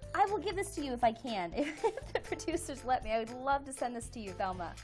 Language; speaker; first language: English; native; English